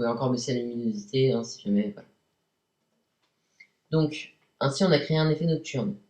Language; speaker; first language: French; native; French